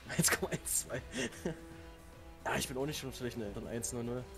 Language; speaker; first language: German; native; German